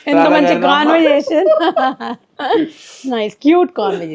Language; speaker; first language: Telugu; native; Telugu